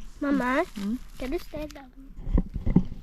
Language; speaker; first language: Swedish; native; Swedish